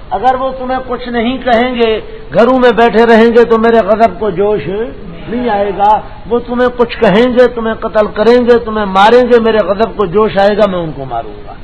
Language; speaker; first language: Urdu; non-native, local second language; Punjabi